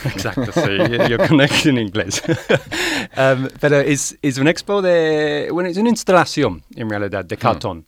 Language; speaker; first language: Spanish; non-native, learner; English